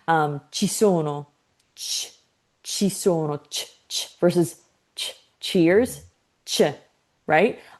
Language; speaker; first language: Italian; non-native, fluent; English